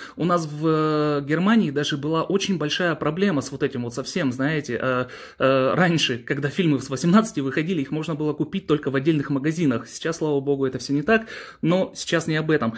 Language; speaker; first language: Russian; early bilingual, heritage; Russian